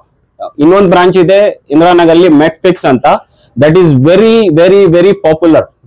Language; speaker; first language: Kannada; non-native, local second language; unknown